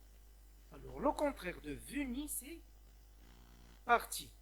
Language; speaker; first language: French; non-native, local second language; Arabic